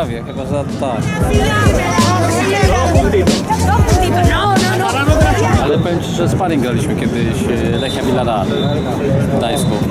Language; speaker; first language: Polish; native; Polish